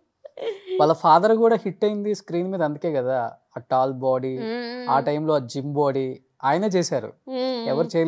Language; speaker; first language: Telugu; native; Telugu